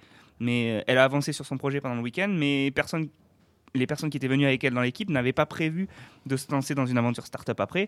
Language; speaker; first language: French; native; French